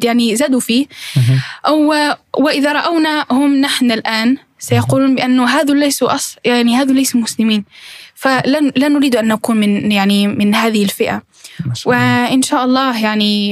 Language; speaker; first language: Arabic; early bilingual, heritage; Arabic